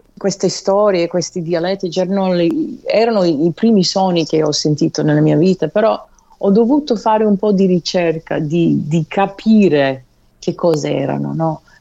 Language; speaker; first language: Italian; non-native, fluent; English